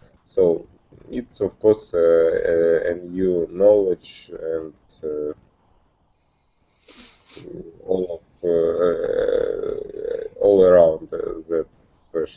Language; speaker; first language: English; non-native, learner; Russian